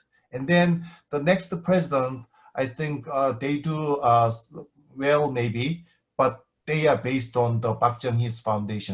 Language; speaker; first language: English; non-native, fluent; Korean